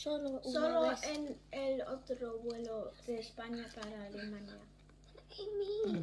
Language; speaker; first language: Spanish; early bilingual, heritage; German